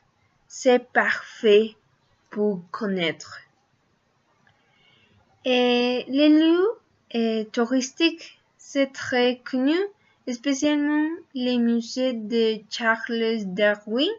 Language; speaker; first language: French; non-native, learner; Spanish